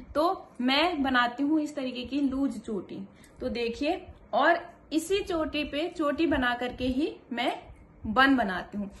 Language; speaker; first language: Hindi; native; Hindi